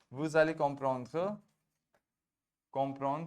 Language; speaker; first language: French; non-native, fluent; Hindi